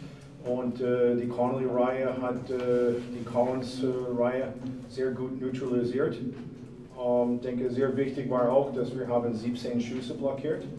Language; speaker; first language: German; non-native, fluent; English